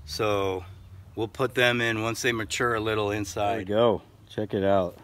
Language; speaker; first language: English; native; English